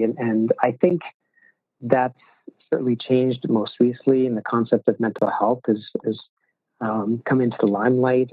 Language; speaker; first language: English; native; English